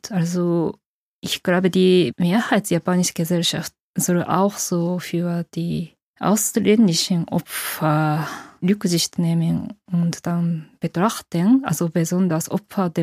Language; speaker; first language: German; non-native, fluent; Japanese